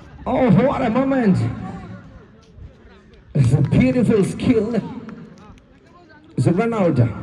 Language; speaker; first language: English; non-native, local second language; Malayalam